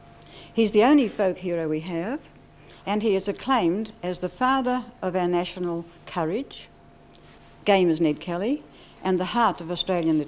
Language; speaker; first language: English; native; English